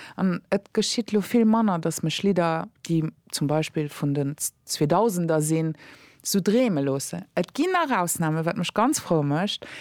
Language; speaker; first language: Luxembourgish; early bilingual, other home language; German